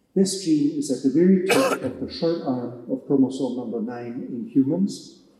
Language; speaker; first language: English; non-native, fluent; German